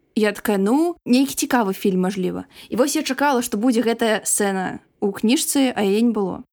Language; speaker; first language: Belarusian; non-native, local second language; Russian